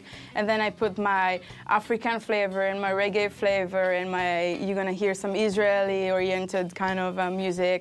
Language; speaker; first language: English; non-native, fluent; Hebrew